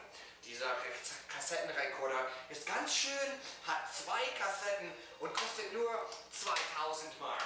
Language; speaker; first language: German; non-native, learner; English